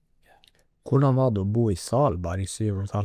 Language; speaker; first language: Norwegian; native; Norwegian